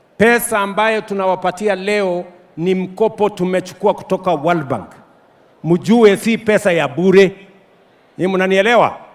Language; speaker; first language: Swahili; non-native, local second language; Kalenjin